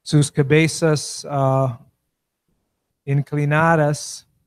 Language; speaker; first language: Spanish; non-native, learner; English